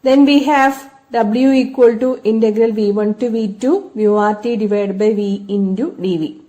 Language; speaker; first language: English; non-native, local second language; Malayalam